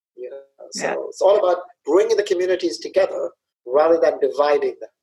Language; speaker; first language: English; early bilingual, other home language; Somali